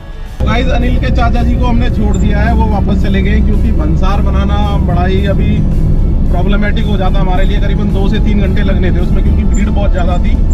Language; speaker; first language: Hindi; native; Hindi